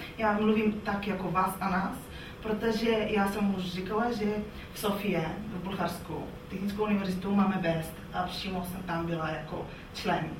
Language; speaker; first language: Czech; non-native, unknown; Bulgarian